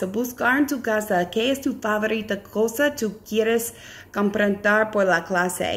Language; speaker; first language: Spanish; non-native, learner; English